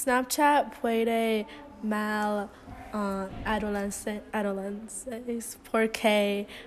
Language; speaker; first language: Spanish; non-native, learner; English